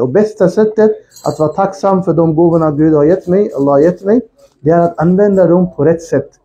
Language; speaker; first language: Swedish; non-native, fluent; Urdu